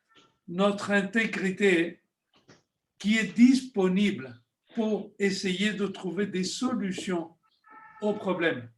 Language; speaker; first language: French; non-native, fluent; Spanish